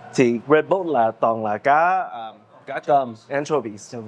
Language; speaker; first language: Vietnamese; early bilingual, heritage; Vietnamese